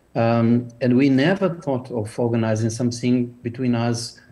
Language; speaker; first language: English; non-native, fluent; Portuguese